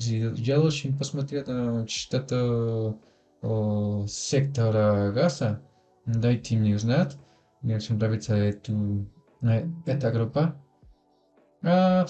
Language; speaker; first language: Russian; non-native, learner; Spanish